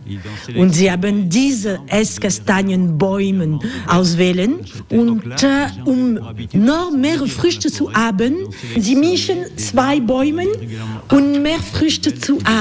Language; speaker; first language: German; non-native, fluent; French